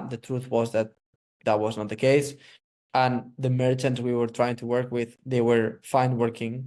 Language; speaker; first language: English; non-native, fluent; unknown